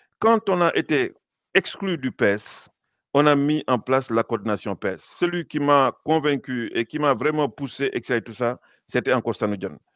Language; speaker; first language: French; non-native, local second language; Wolof